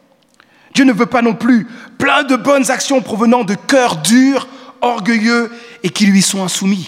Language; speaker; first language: French; native; French